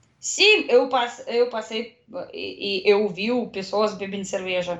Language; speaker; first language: Portuguese; non-native, learner; Russian